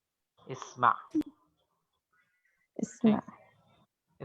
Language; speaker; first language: Arabic; non-native, fluent; Urdu